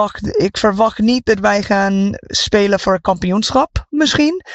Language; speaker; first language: Dutch; non-native, fluent; English